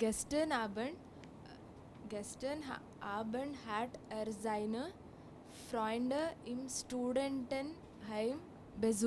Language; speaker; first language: German; non-native, learner; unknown